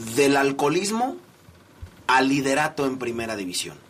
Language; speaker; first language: Spanish; native; Spanish